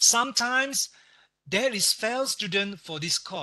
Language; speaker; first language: English; non-native, local second language; Malay